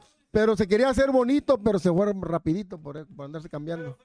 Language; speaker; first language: Spanish; native; Spanish